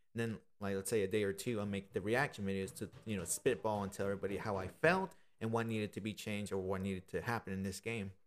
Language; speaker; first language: English; native; English